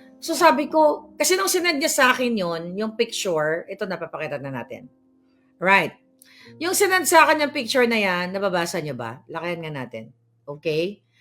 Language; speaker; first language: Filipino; native; Filipino